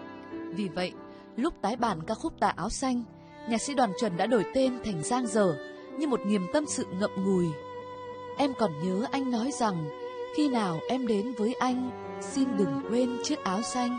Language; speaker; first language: Vietnamese; native; Vietnamese